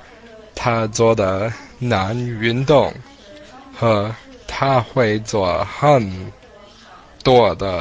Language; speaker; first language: Chinese; non-native, learner; English